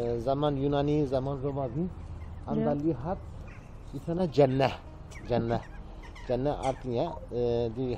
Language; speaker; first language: Indonesian; non-native, learner; Turkish